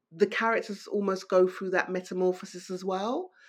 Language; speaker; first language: English; native; English